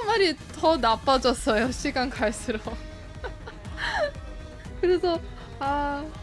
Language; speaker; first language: Korean; early bilingual, heritage; English